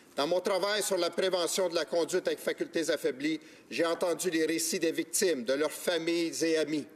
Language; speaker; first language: French; native; French